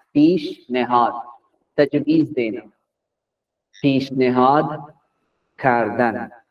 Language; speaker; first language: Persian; non-native, fluent; Urdu